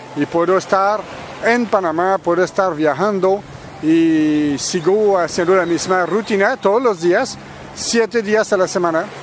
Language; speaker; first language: Spanish; non-native, fluent; French